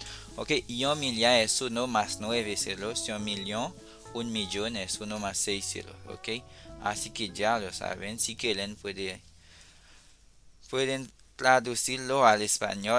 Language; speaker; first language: Spanish; non-native, fluent; Haitian Creole